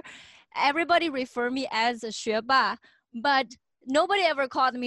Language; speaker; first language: English; non-native, fluent; Chinese